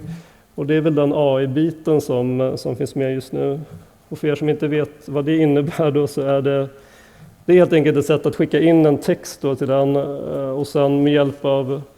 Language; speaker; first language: Swedish; native; Swedish